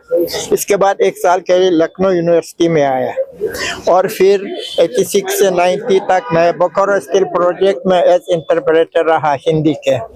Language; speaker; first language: Hindi; non-native, fluent; Uzbek